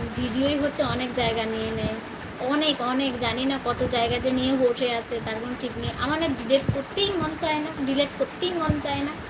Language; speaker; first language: Bangla; non-native, local second language; Santali